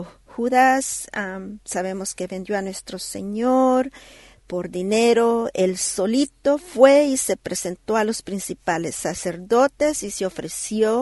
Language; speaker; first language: Spanish; native; Spanish